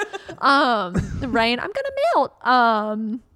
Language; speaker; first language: English; native; English